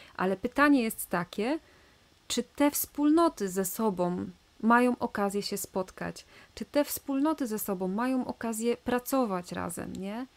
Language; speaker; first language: Polish; native; Polish